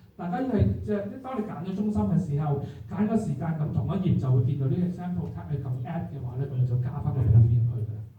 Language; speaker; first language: Cantonese; native; Cantonese